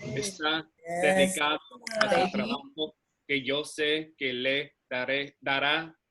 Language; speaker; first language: Spanish; non-native, learner; English